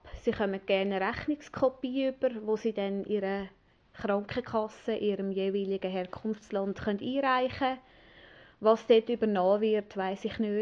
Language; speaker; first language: German; native; German